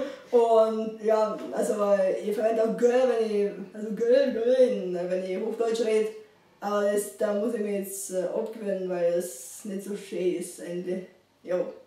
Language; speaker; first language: German; non-native, fluent; Bulgarian